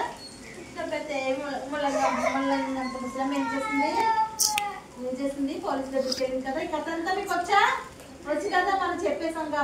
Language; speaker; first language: Telugu; native; Telugu